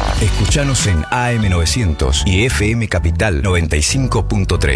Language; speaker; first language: Spanish; native; Spanish